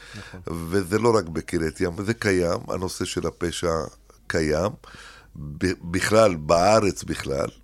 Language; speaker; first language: Hebrew; early bilingual, other home language; Arabic